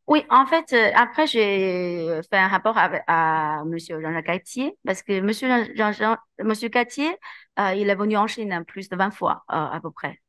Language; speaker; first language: French; non-native, learner; Chinese